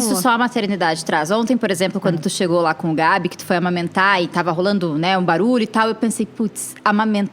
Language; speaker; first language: Portuguese; native; Portuguese